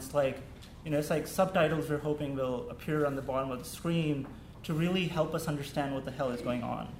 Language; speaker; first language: English; non-native, local second language; Urdu